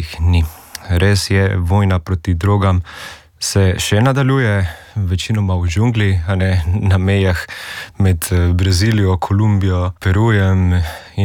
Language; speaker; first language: Slovenian; non-native, fluent; Spanish